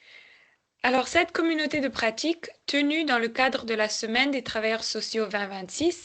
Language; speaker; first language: French; native; French